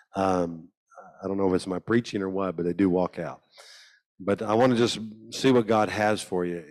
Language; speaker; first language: English; native; English